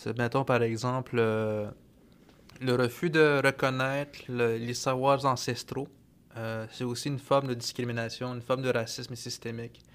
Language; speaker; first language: French; non-native, local second language; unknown